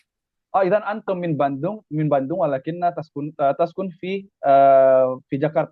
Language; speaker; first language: Arabic; non-native, fluent; Indonesian